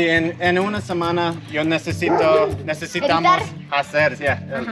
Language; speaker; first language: Spanish; non-native, learner; English